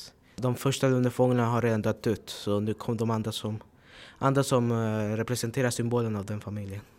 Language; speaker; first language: Swedish; early bilingual, other home language; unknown